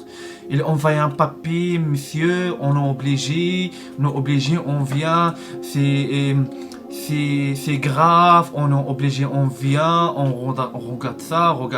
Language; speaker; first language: French; non-native, learner; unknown